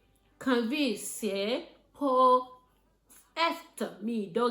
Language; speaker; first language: Swedish; non-native, learner; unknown